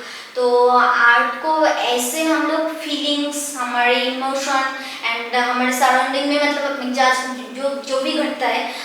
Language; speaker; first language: Hindi; non-native, local second language; Bangla